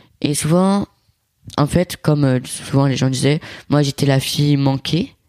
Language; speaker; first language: French; native; French